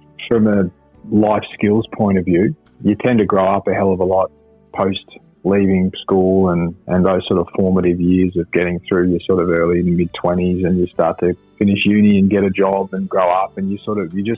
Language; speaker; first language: English; native; English